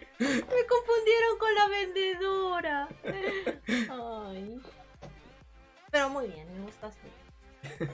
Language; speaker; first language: Spanish; native; Spanish